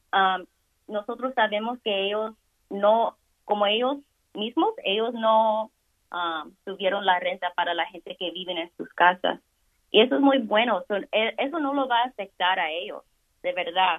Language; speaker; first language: Spanish; early bilingual, heritage; Spanish